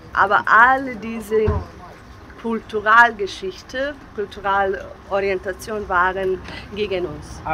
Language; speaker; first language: German; non-native, learner; Bosnian